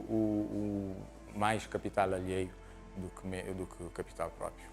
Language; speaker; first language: Portuguese; non-native, local second language; Kabuverdianu